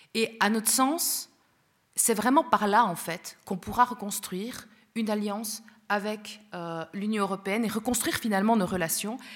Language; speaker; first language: French; early bilingual, other home language; Spanish